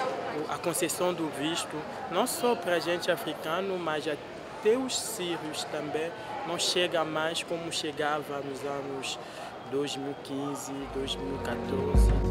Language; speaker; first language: Portuguese; non-native, fluent; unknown